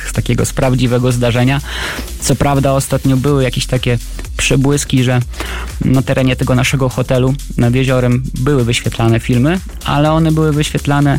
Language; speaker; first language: Polish; native; Polish